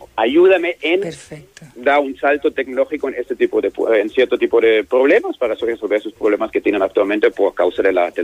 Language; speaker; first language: Spanish; non-native, fluent; German